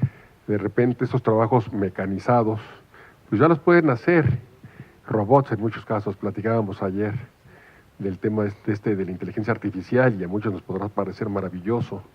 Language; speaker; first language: Spanish; native; Spanish